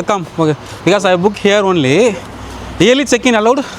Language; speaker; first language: English; non-native, local second language; Tamil